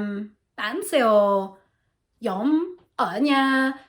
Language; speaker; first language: Vietnamese; non-native, learner; French